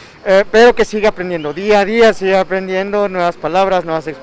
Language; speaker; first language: Spanish; native; Spanish